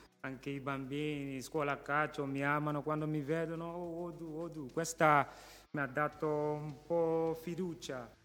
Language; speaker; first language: Italian; non-native, local second language; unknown